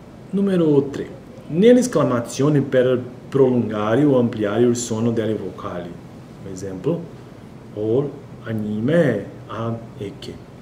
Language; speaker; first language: Italian; non-native, learner; Portuguese